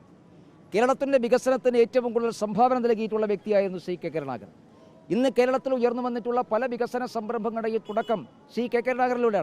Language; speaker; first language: Malayalam; native; Malayalam